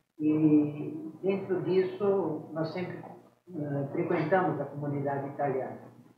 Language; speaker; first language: Portuguese; native; Portuguese